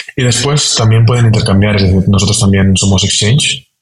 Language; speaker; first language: Spanish; native; Spanish